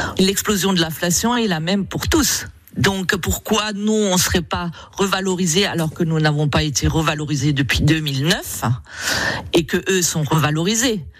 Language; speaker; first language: French; native; French